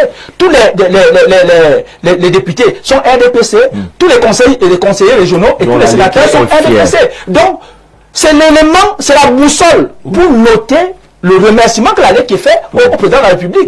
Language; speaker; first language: French; native; French